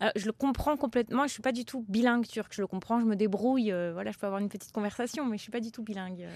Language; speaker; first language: French; early bilingual, other home language; Turkish